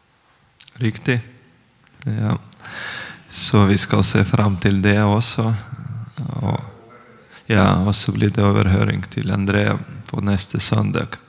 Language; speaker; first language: Norwegian; non-native, fluent; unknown